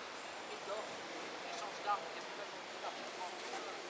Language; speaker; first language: French; native; French